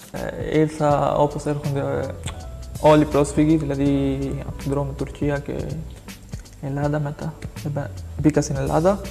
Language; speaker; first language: Greek; non-native, learner; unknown